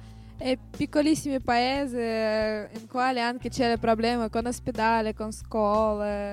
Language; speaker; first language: Italian; non-native, learner; Russian